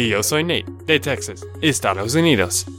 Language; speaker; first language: Spanish; non-native, fluent; English